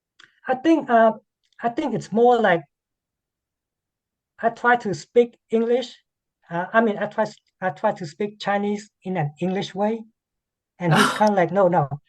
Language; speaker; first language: English; non-native, learner; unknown